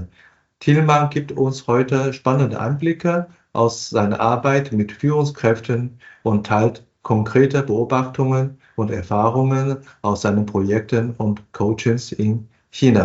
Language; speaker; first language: German; non-native, fluent; Chinese